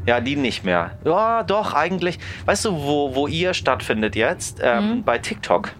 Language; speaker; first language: German; early bilingual, other home language; Persian